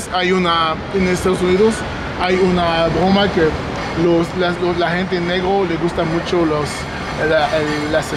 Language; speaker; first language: Spanish; non-native, learner; English